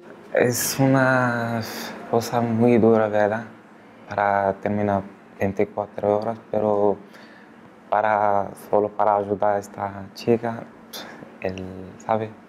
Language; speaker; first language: Spanish; non-native, learner; Arabic